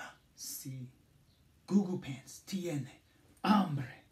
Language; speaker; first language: Spanish; non-native, fluent; English